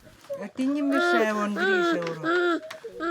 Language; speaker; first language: Russian; non-native, local second language; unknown